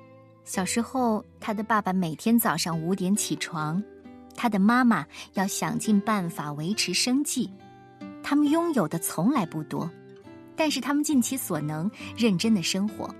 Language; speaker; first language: Chinese; native; Chinese